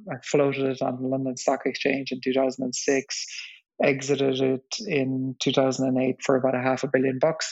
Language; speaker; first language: English; native; English